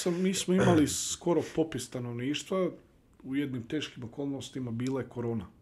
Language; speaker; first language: Bosnian; early bilingual, heritage; Bosnian